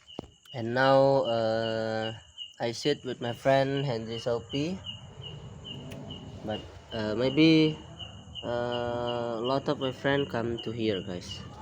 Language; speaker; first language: English; non-native, learner; Indonesian